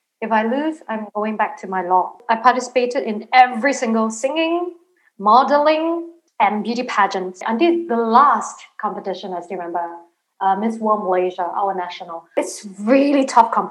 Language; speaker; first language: English; non-native, local second language; Chinese